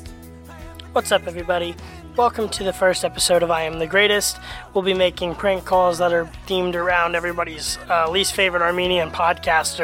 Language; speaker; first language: English; native; English